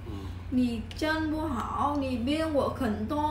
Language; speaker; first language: Chinese; non-native, learner; Vietnamese